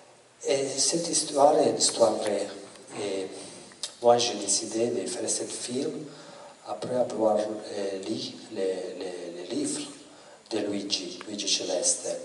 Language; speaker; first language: French; non-native, learner; Italian